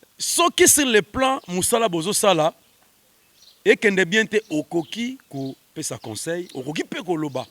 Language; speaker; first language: Lingala; native; Lingala